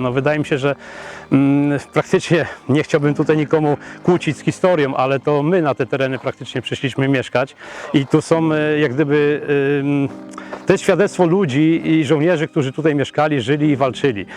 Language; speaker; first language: Polish; native; Polish